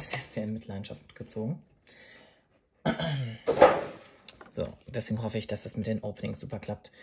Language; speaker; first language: German; native; German